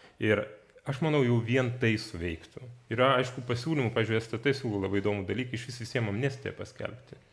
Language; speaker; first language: Lithuanian; non-native, fluent; Georgian